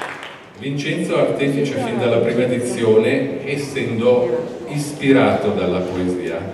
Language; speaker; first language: Italian; native; Italian